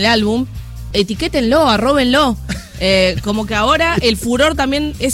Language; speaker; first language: Spanish; native; Spanish